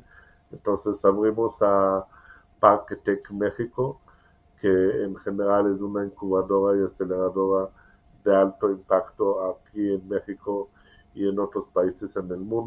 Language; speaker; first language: Spanish; non-native, learner; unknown